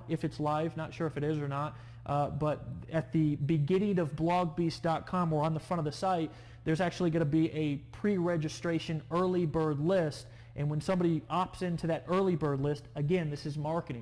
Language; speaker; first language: English; native; English